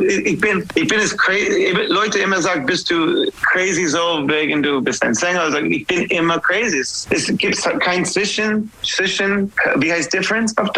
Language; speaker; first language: German; non-native, learner; English